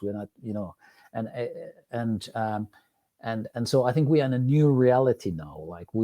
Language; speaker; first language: English; non-native, fluent; Finnish